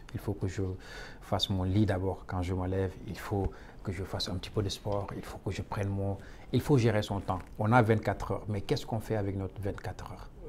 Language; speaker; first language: French; non-native, local second language; Wolof